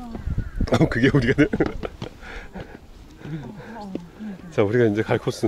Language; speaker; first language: Korean; native; Korean